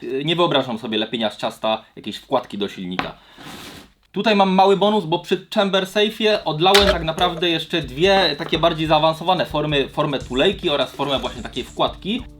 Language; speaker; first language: Polish; native; Polish